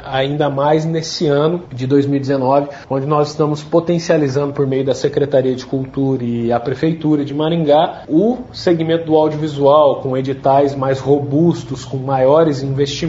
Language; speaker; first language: Portuguese; native; Portuguese